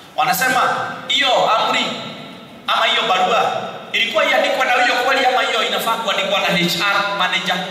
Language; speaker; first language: Swahili; non-native, local second language; Kikuyu